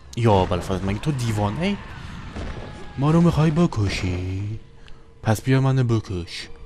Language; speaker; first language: Persian; native; Persian